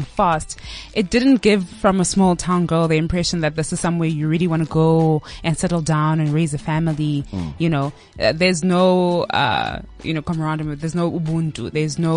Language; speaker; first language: English; non-native, local second language; Xhosa